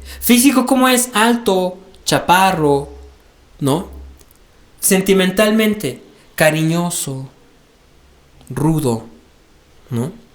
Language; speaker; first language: Spanish; native; Spanish